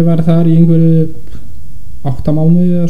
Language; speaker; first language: Icelandic; non-native, fluent; Polish